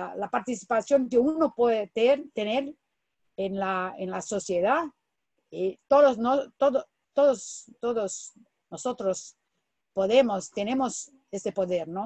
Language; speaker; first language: Spanish; non-native, fluent; Portuguese